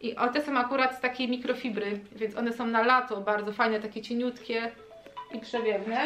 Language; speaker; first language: Polish; native; Polish